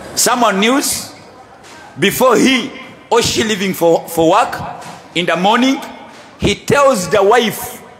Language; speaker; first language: English; non-native, local second language; Ganda